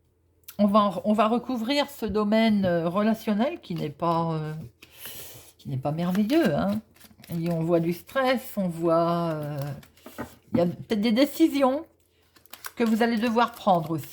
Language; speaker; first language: French; native; French